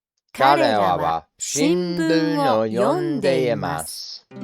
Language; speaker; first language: Japanese; non-native, learner; English